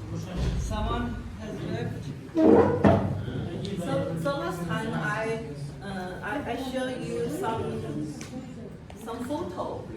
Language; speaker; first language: English; non-native, learner; Chinese